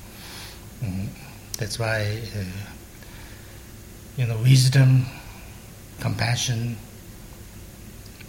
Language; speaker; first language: English; non-native, fluent; Chinese